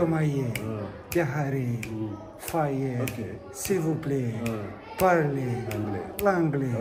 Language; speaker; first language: French; non-native, learner; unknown